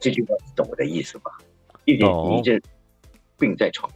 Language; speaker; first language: Chinese; native; Chinese